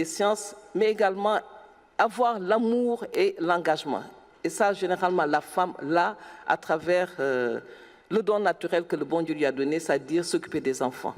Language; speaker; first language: French; non-native, local second language; Wolof